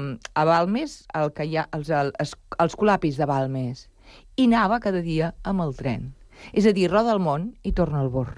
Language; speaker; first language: Catalan; early bilingual, other home language; Spanish